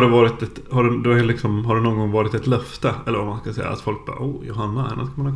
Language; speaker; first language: Swedish; native; Swedish